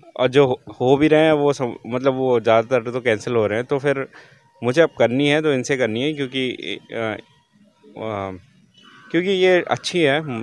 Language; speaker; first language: Hindi; native; Hindi